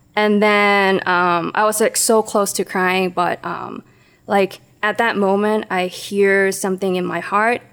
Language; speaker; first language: English; non-native, local second language; Cantonese